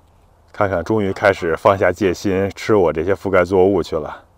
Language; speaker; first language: Chinese; native; Chinese